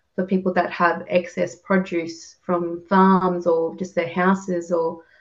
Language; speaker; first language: English; native; English